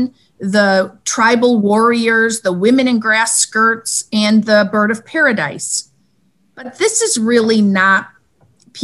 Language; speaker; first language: English; native; English